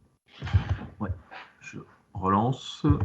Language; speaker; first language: French; native; French